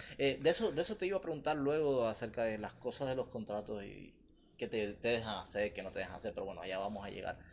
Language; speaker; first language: Spanish; native; Spanish